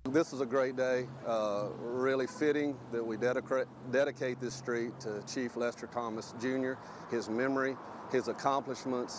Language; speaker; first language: English; native; English